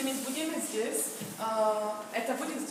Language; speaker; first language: Russian; non-native, learner; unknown